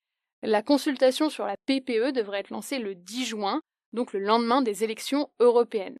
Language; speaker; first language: French; native; French